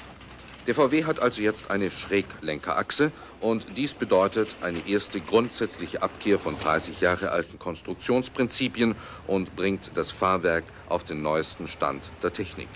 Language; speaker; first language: German; native; German